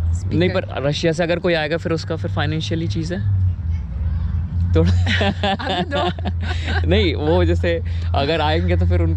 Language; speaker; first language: Hindi; native; Hindi